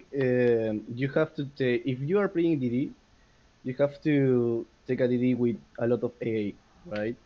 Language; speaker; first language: English; non-native, learner; Spanish